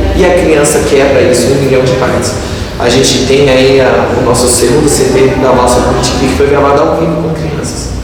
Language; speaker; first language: Portuguese; native; Portuguese